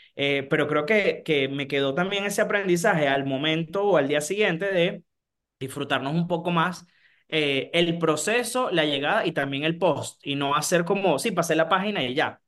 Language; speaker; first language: Spanish; native; Spanish